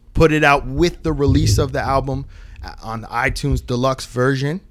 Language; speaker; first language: English; native; English